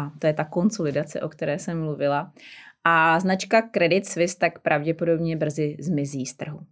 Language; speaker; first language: Czech; native; Czech